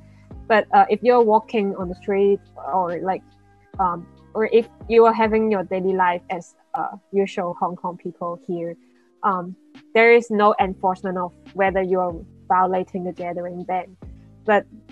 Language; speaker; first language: English; non-native, local second language; Cantonese